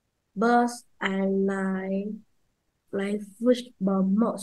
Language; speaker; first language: English; non-native, learner; Vietnamese